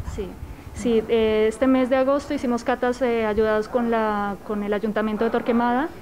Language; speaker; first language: Spanish; native; Spanish